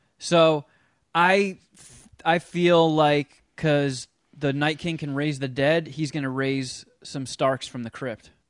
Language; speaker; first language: English; native; English